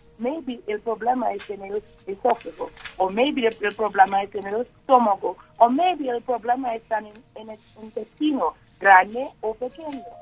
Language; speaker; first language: Spanish; non-native, learner; English